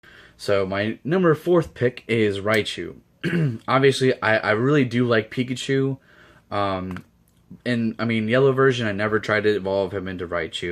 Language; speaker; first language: English; native; English